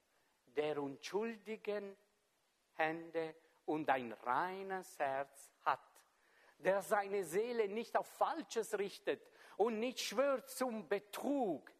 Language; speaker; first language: German; non-native, fluent; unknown